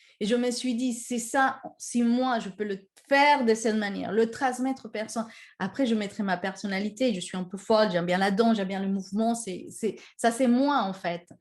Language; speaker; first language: French; non-native, fluent; Spanish